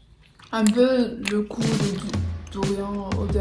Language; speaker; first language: French; non-native, learner; Chinese